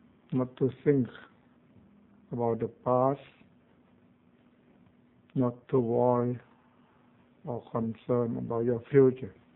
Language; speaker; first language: English; non-native, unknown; Thai